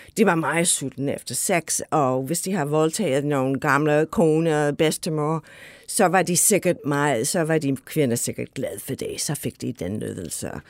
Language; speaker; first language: Danish; non-native, fluent; English